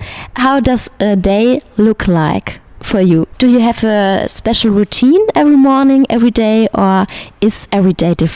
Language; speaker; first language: English; non-native, fluent; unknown